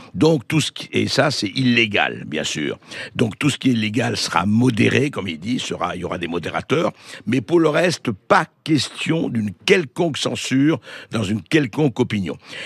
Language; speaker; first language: French; native; French